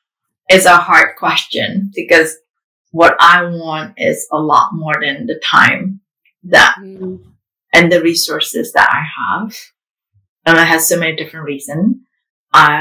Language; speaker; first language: English; non-native, fluent; Indonesian